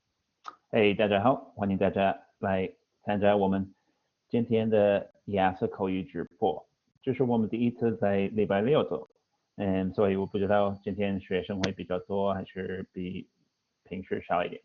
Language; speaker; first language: Chinese; non-native, fluent; English